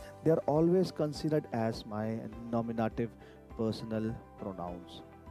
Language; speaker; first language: English; non-native, local second language; Hindi